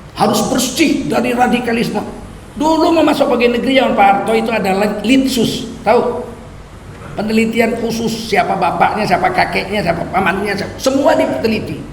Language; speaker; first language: Indonesian; native; Indonesian